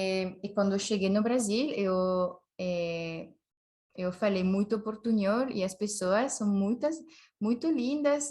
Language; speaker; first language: Portuguese; non-native, learner; French